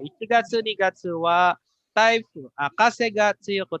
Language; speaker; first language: Japanese; non-native, fluent; Filipino